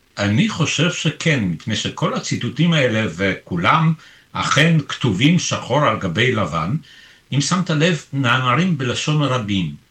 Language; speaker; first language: Hebrew; early bilingual, other home language; Polish